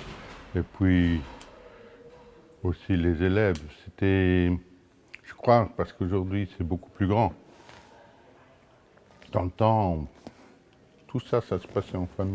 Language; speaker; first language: French; non-native, local second language; Luxembourgish